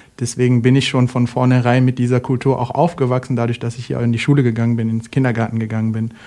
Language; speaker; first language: German; native; German